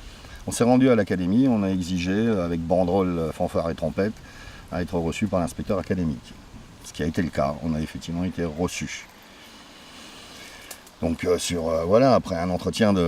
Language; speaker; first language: French; native; French